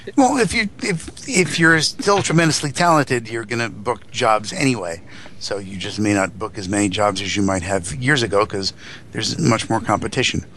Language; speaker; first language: English; native; English